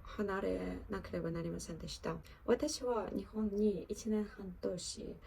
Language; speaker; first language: Japanese; non-native, learner; Ukrainian